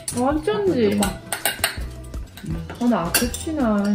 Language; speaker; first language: Korean; non-native, fluent; Romanian